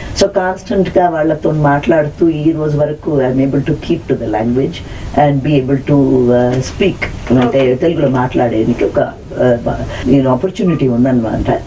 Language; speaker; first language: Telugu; non-native, local second language; Tamil